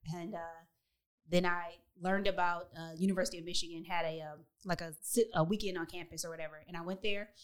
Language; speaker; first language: English; native; English